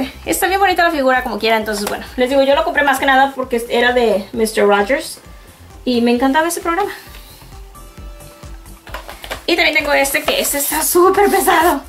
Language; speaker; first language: Spanish; native; Spanish